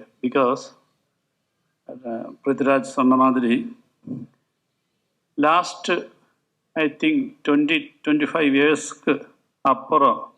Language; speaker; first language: Tamil; non-native, local second language; Malayalam